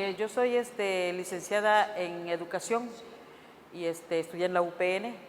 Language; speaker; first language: Spanish; non-native, local second language; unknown